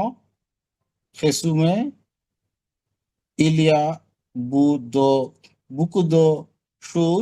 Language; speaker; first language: French; non-native, learner; Bangla